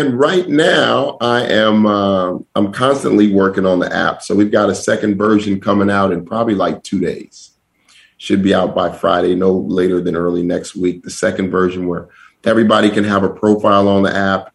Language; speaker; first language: English; native; English